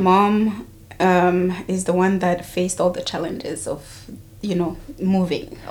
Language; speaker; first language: English; non-native, local second language; Kinyarwanda